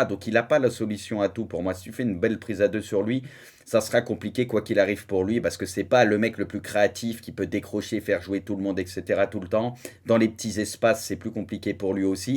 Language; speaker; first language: French; native; French